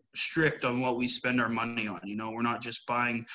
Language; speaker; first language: English; native; English